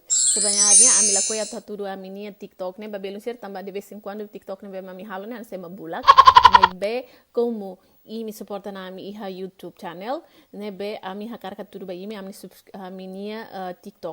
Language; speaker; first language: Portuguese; non-native, local second language; Tetum